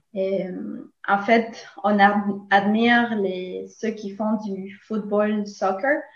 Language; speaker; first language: French; non-native, fluent; Spanish